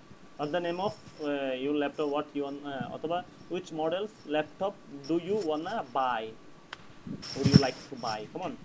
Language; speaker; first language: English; non-native, fluent; Bangla